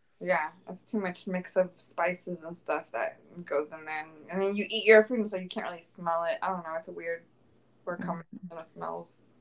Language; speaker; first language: English; early bilingual, other home language; Spanish